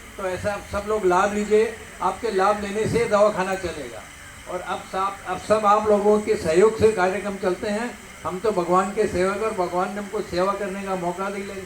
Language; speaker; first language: Hindi; non-native, local second language; Gujarati